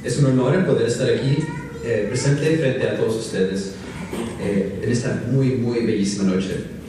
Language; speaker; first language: Spanish; native; Spanish